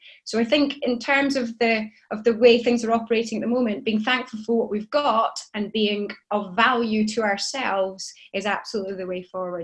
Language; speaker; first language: English; native; English